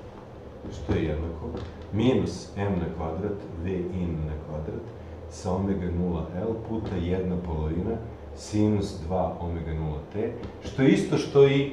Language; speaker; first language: Serbian; native; Serbian